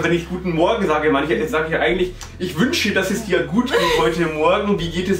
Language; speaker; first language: German; native; German